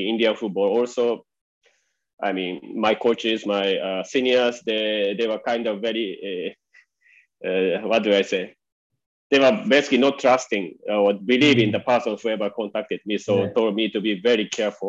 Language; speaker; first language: English; non-native, fluent; Japanese